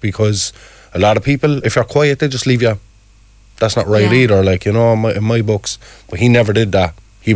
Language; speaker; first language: English; native; English